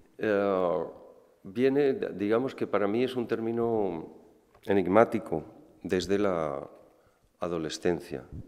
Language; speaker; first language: Spanish; native; Spanish